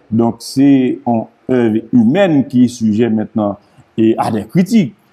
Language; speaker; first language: French; non-native, local second language; Haitian Creole